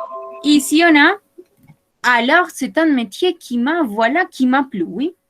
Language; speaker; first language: French; non-native, fluent; Spanish